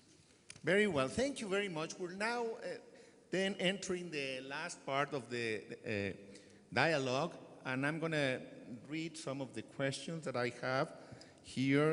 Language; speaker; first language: English; non-native, fluent; Spanish